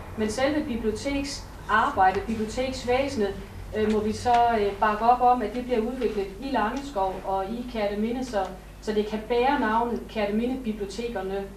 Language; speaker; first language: Danish; native; Danish